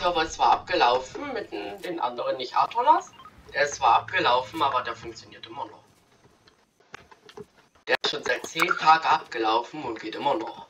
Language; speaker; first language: German; native; German